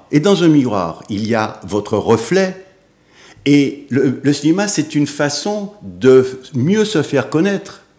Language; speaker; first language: French; native; French